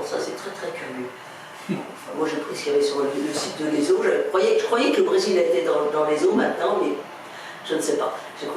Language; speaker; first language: French; native; French